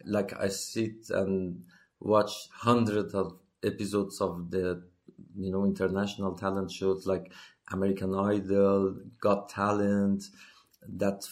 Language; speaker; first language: English; non-native, learner; Persian